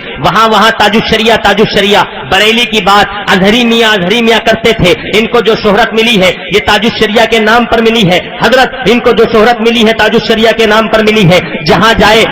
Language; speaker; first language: Urdu; native; Urdu